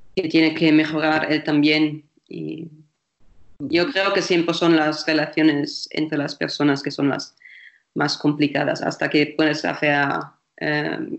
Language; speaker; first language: Spanish; non-native, fluent; German